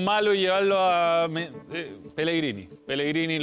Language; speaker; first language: Spanish; native; Spanish